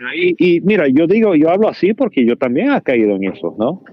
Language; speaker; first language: Spanish; early bilingual, heritage; Spanish